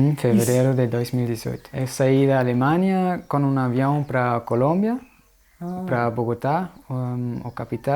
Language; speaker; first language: Portuguese; non-native, fluent; German